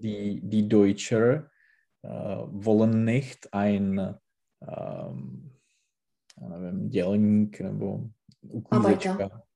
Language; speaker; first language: German; non-native, learner; Czech